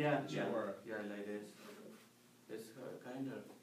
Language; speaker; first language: English; non-native, learner; Spanish